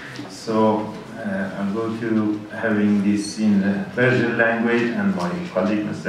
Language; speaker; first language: English; non-native, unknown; Persian